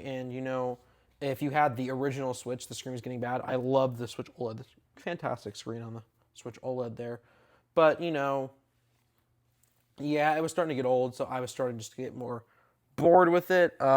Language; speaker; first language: English; native; English